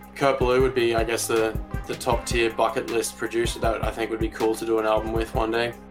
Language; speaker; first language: English; native; English